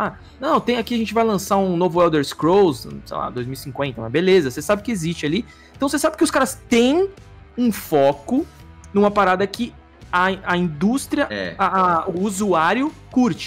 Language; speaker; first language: Portuguese; native; Portuguese